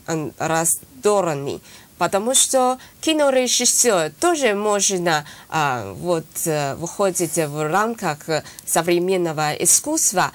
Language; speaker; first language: Russian; non-native, learner; Chinese